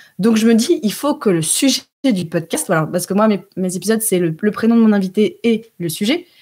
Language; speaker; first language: French; early bilingual, heritage; French